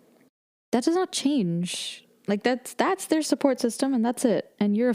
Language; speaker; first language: English; native; English